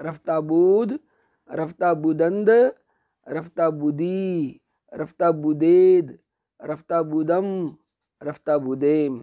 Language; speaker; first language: Persian; non-native, fluent; Urdu